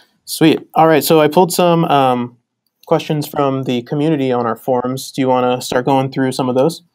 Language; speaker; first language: English; native; English